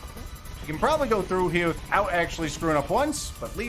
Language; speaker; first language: English; native; English